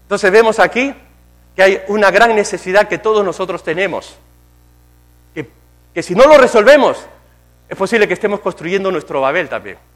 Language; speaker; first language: Spanish; native; Spanish